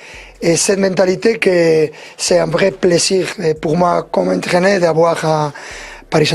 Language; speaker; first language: French; non-native, learner; Spanish